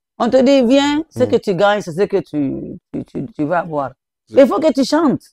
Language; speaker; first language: French; non-native, local second language; Mandingo